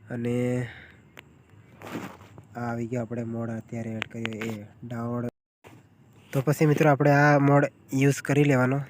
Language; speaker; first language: Gujarati; non-native, local second language; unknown